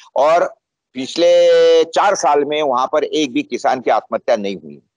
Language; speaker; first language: Hindi; non-native, local second language; Marathi